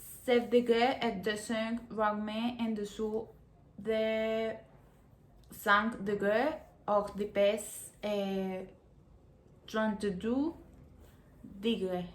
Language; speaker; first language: French; non-native, learner; Spanish